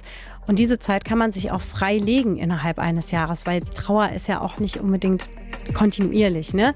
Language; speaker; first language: German; native; German